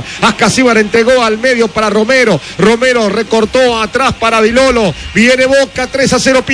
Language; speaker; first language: Spanish; native; Spanish